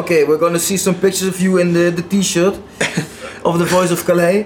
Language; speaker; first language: English; non-native, fluent; Dutch